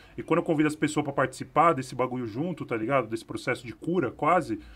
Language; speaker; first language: Portuguese; native; Portuguese